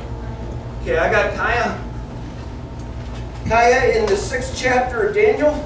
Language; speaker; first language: English; native; English